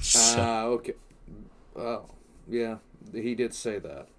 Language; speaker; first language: English; native; English